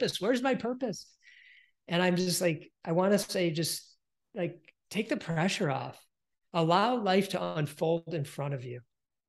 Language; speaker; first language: English; native; English